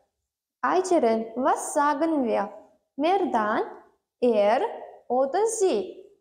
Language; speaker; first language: German; non-native, learner; Turkmen